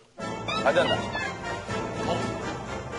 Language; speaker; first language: Korean; native; Korean